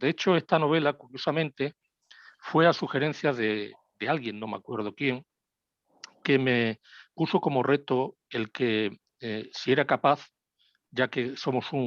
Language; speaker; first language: Spanish; native; Spanish